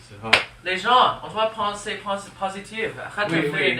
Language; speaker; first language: French; non-native, learner; English